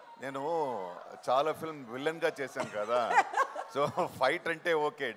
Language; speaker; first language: Telugu; non-native, fluent; Tamil